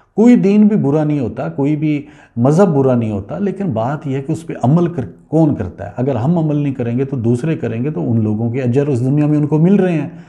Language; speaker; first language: Urdu; non-native, local second language; Punjabi